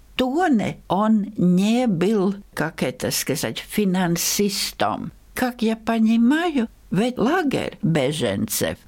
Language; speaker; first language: Russian; non-native, local second language; Latvian